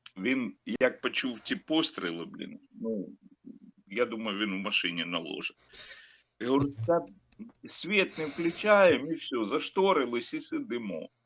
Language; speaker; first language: Ukrainian; non-native, local second language; Russian